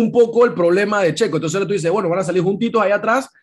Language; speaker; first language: Spanish; native; Spanish